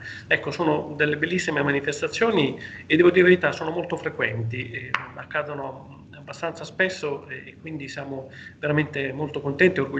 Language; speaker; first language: Italian; native; Italian